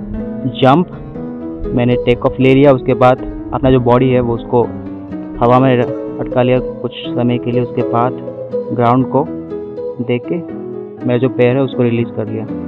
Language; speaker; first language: Hindi; non-native, local second language; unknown